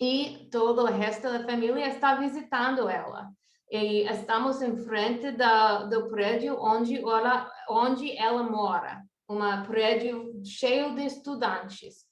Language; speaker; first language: Portuguese; non-native, fluent; English